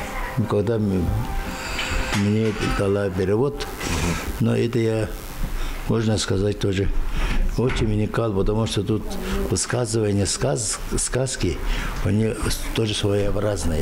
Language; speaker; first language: Russian; non-native, local second language; Tuvinian